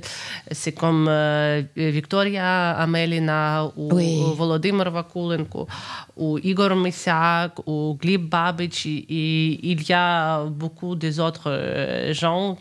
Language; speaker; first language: French; non-native, fluent; Ukrainian